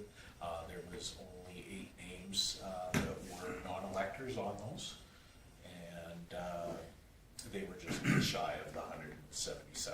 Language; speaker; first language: English; native; English